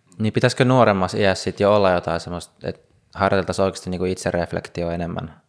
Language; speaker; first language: Finnish; native; Finnish